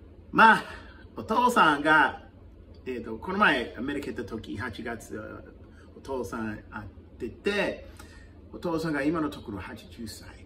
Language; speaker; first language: Japanese; non-native, fluent; English